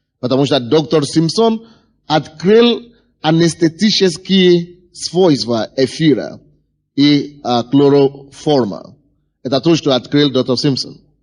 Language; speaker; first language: Russian; non-native, fluent; Yoruba